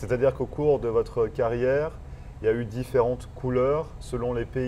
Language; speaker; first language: French; native; French